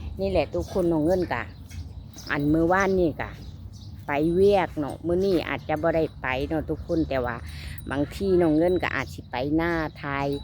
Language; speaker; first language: Thai; non-native, local second language; Lao